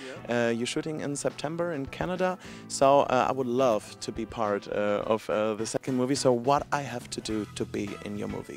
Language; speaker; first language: English; non-native, fluent; German